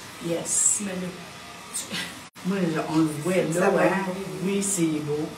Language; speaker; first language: French; native; French